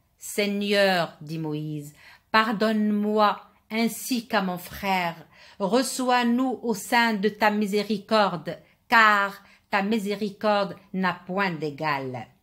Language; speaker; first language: French; non-native, local second language; Arabic